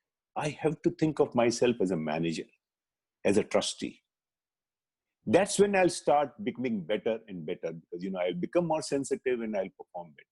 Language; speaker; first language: English; non-native, local second language; Hindi